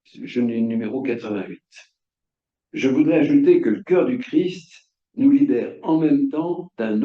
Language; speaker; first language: French; native; French